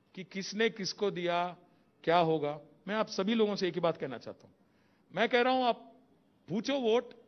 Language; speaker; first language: Hindi; non-native, local second language; Telugu